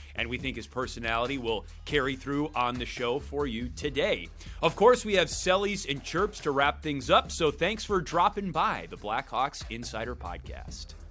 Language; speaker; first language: English; native; English